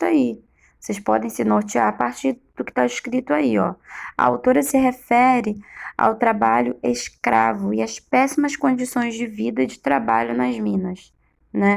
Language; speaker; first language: Portuguese; native; Portuguese